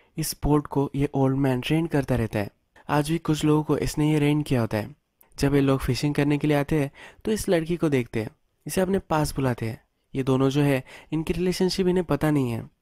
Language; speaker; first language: Hindi; native; Hindi